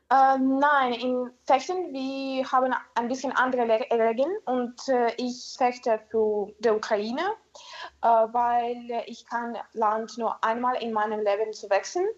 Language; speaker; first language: German; non-native, learner; Ukrainian